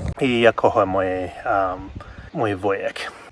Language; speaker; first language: Polish; non-native, learner; English